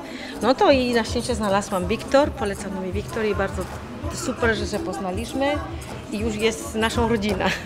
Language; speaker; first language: Polish; non-native, fluent; Spanish